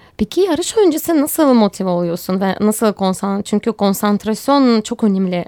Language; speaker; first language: Turkish; non-native, fluent; Russian